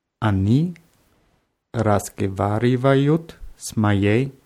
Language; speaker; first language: Russian; non-native, learner; German